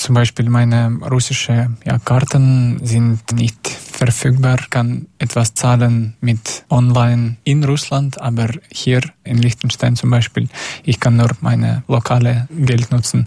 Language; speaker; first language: German; non-native, learner; Russian